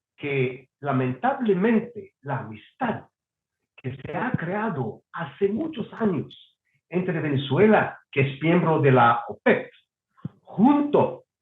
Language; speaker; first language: Spanish; non-native, fluent; Hebrew